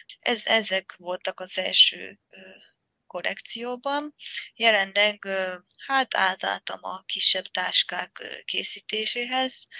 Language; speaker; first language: Hungarian; non-native, fluent; Japanese